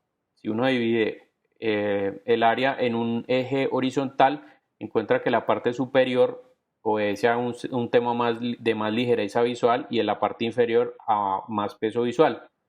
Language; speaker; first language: Spanish; native; Spanish